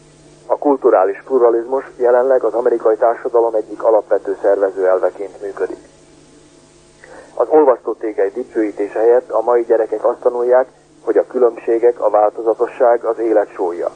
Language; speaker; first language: Hungarian; native; Hungarian